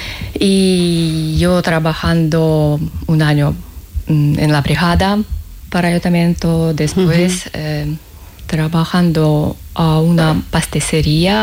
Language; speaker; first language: Spanish; non-native, learner; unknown